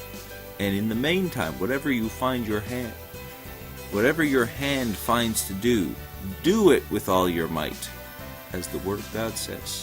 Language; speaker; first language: English; native; English